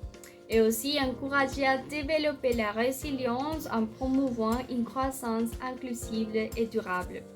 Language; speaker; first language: French; non-native, fluent; Spanish